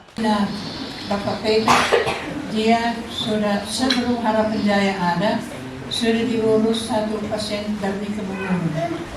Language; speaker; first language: Indonesian; non-native, fluent; Dutch